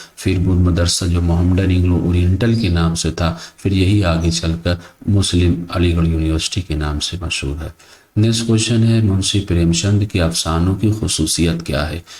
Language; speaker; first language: Urdu; native; Urdu